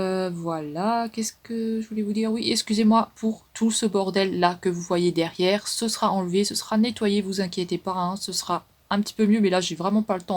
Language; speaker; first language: French; native; French